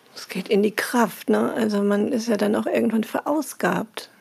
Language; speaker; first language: German; non-native, fluent; French